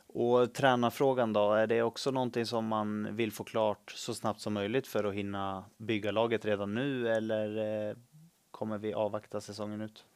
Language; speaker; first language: Swedish; native; Swedish